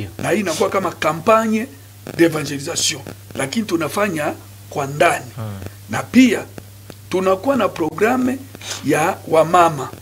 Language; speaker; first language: Swahili; non-native, local second language; Nande